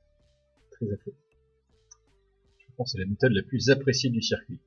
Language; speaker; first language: French; native; French